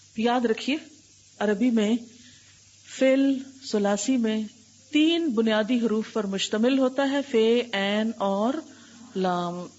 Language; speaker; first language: Urdu; native; Urdu